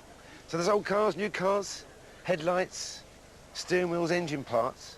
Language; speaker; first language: English; native; English